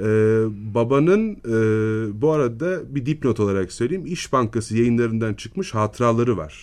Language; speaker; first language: Turkish; native; Turkish